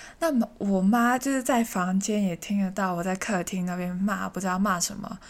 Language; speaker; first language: Chinese; non-native, local second language; Cantonese